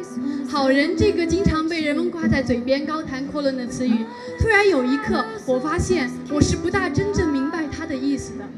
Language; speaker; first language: Chinese; native; Chinese